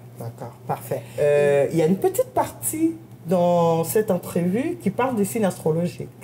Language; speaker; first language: French; native; French